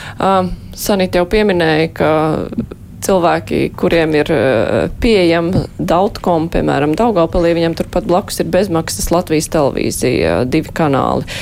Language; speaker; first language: Latvian; native; Latvian